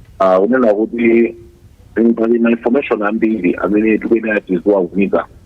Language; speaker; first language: Nyanja; native; Nyanja